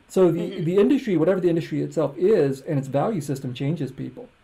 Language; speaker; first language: English; native; English